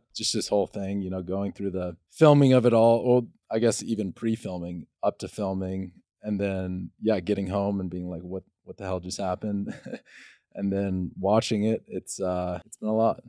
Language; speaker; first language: English; native; English